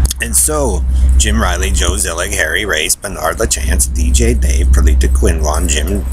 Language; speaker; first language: English; native; English